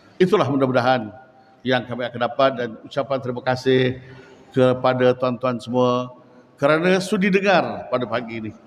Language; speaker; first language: Malay; native; Malay